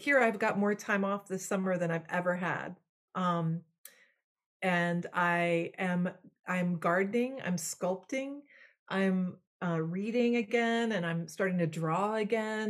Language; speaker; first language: English; non-native, fluent; French